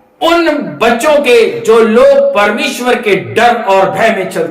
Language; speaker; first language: Hindi; native; Hindi